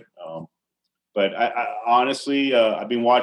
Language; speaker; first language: English; native; English